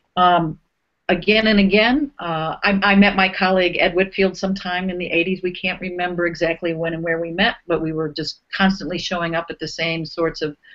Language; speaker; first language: English; native; English